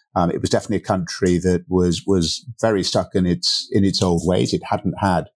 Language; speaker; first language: English; native; English